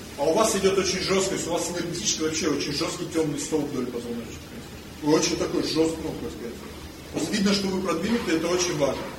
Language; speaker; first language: Russian; non-native, fluent; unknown